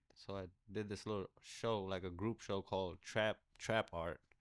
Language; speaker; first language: English; early bilingual, other home language; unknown